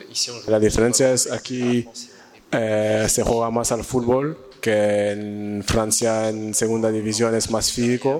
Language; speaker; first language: Spanish; non-native, learner; French